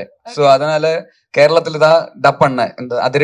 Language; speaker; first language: Tamil; non-native, local second language; Malayalam